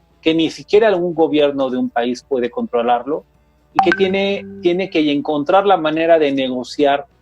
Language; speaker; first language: Spanish; native; Spanish